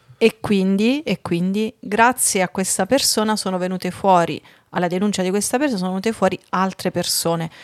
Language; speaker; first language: Italian; native; Italian